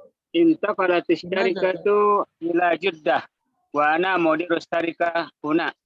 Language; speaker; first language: Arabic; non-native, learner; Indonesian